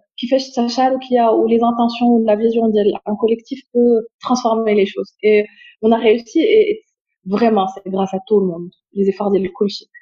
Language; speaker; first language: French; non-native, local second language; Arabic